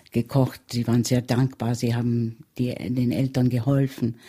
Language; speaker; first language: German; early bilingual, heritage; German